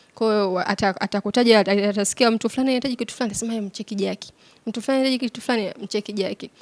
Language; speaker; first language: Swahili; native; Swahili